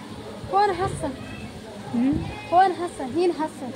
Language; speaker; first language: Arabic; non-native, learner; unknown